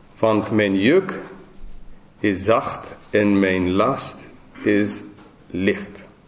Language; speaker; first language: Dutch; non-native, fluent; English